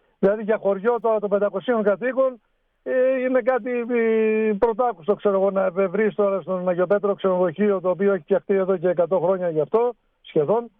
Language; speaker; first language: Greek; native; Greek